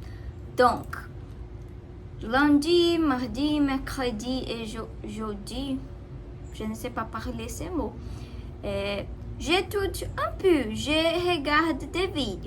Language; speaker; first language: French; non-native, learner; Portuguese